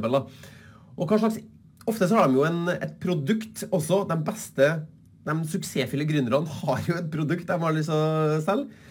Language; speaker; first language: Norwegian; native; Norwegian